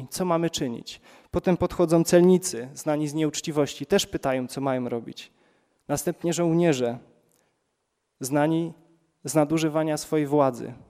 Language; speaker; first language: Polish; native; Polish